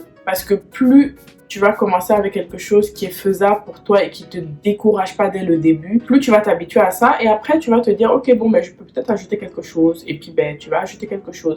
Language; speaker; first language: French; native; French